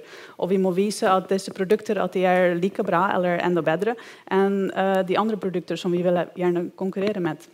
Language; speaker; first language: Norwegian; non-native, fluent; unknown